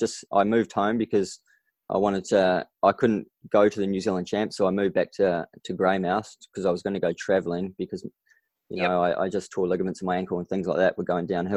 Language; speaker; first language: English; native; English